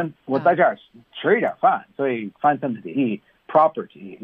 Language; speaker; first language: Chinese; non-native, fluent; English